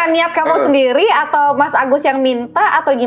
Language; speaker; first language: Indonesian; native; Indonesian